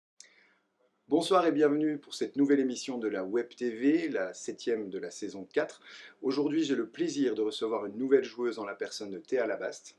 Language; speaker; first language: French; native; French